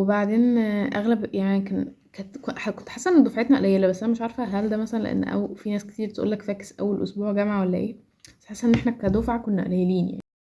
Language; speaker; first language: Arabic; native; Arabic